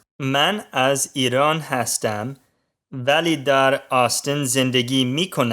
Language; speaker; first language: Persian; non-native, learner; English